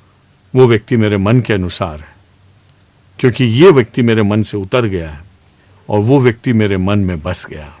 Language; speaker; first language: Hindi; native; Hindi